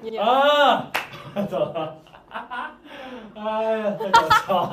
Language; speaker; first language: Chinese; native; Chinese